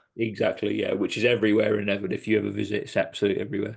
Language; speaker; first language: English; native; English